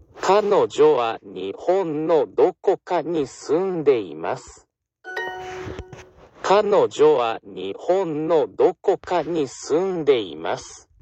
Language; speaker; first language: Japanese; non-native, learner; English